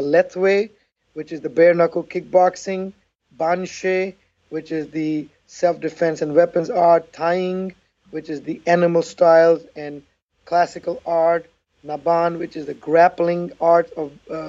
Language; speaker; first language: English; non-native, local second language; Urdu